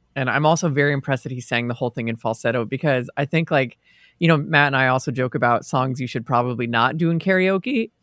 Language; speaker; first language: English; non-native, fluent; Portuguese